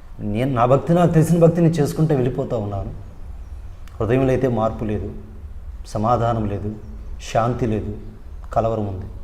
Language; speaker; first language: Telugu; non-native, local second language; Urdu